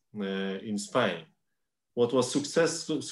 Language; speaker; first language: English; non-native, learner; Polish